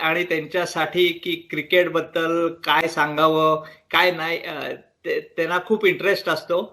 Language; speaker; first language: Marathi; early bilingual, heritage; Marathi